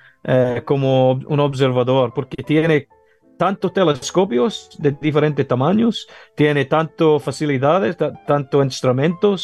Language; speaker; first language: Spanish; non-native, fluent; English